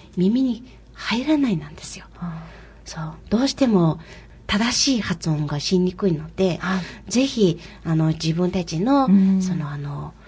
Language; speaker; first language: Japanese; non-native, fluent; Mongolian